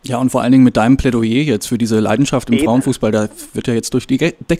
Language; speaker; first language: German; native; German